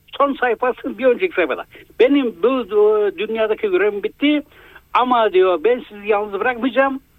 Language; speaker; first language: Turkish; native; Turkish